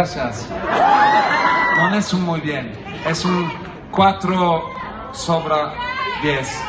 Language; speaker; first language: Spanish; non-native, learner; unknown